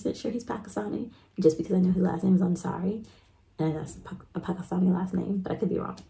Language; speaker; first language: English; native; English